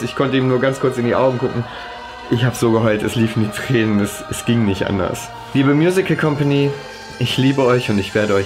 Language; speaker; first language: German; native; German